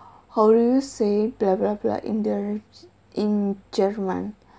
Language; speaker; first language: English; non-native, learner; Indonesian